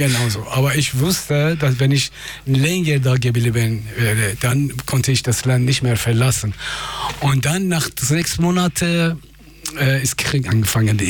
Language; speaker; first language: German; non-native, fluent; Persian